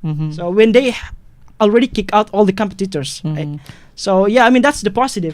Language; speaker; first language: English; non-native, fluent; Indonesian